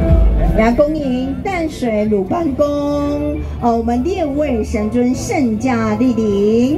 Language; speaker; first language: Chinese; native; Chinese